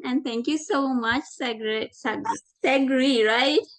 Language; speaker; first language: English; non-native, fluent; Sinhala